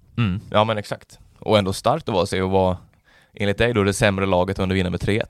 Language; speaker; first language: Swedish; native; Swedish